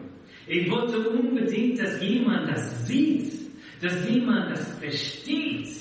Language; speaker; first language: German; non-native, fluent; English